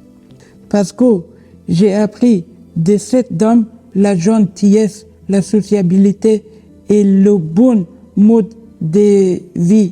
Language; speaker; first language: French; non-native, learner; Persian